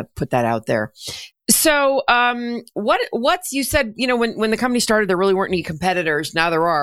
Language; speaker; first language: English; native; English